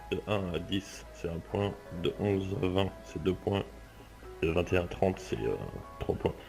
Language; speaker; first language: French; native; French